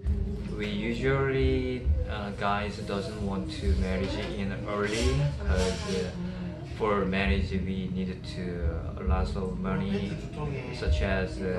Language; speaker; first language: English; non-native, learner; Korean